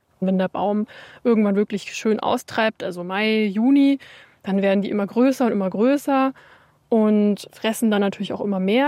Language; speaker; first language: German; native; German